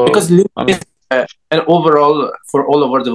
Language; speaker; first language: English; non-native, learner; Persian